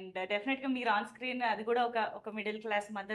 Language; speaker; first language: Telugu; native; Telugu